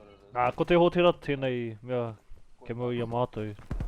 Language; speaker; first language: Māori; non-native, local second language; English